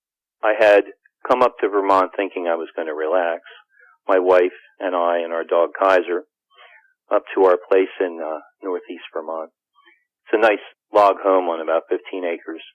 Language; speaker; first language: English; native; English